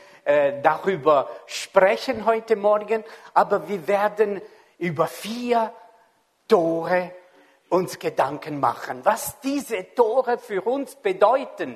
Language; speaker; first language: German; non-native, fluent; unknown